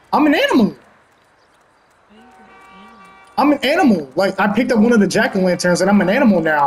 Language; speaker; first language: English; native; English